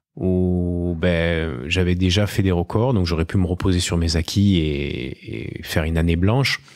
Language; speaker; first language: French; native; French